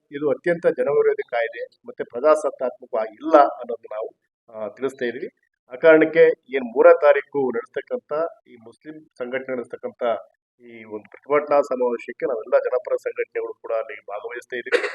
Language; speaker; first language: Kannada; native; Kannada